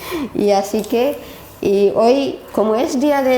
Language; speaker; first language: Spanish; non-native, learner; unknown